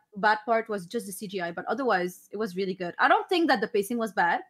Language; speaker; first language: English; non-native, fluent; Arabic